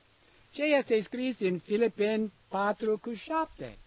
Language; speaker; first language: Romanian; non-native, learner; English